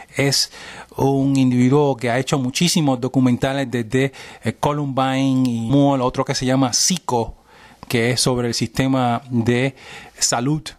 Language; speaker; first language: Spanish; early bilingual, heritage; Spanish